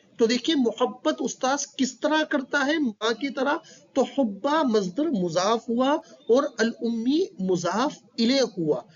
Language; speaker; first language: Urdu; native; Urdu